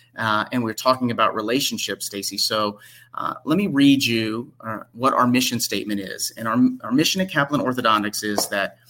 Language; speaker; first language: English; native; English